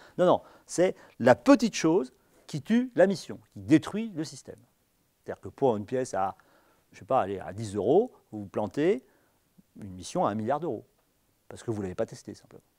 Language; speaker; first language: French; native; French